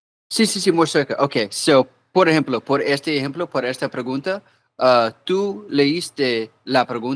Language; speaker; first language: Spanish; non-native, learner; English